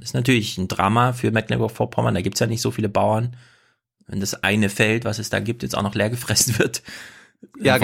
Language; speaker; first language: German; native; German